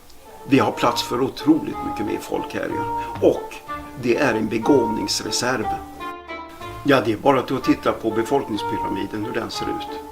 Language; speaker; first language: Swedish; native; Swedish